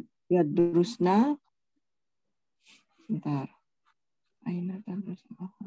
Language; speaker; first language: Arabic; non-native, learner; Indonesian